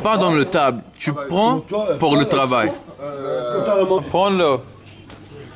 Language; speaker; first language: French; non-native, learner; English